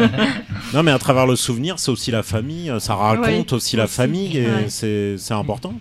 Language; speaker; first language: French; native; French